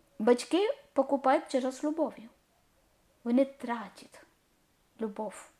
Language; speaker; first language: Ukrainian; non-native, learner; Malayalam